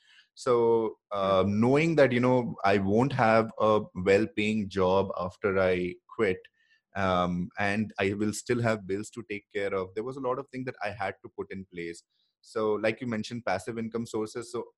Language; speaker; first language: English; non-native, local second language; Hindi